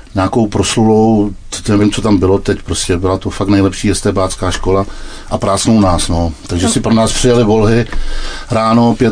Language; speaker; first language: Czech; native; Czech